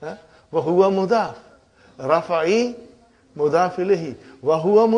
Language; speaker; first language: Arabic; non-native, fluent; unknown